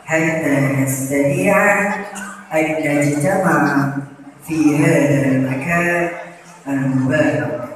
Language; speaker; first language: Arabic; non-native, learner; Madurese